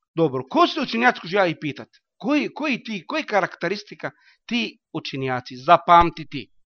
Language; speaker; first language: Bosnian; non-native, learner; Arabic